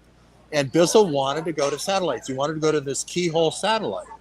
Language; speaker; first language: English; native; English